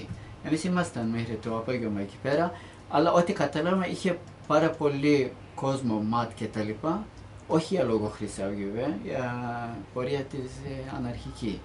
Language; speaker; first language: Greek; non-native, learner; Turkish